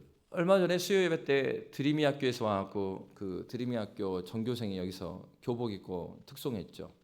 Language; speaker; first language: Korean; native; Korean